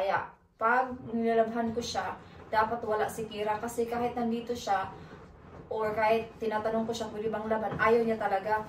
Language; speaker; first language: Filipino; native; Filipino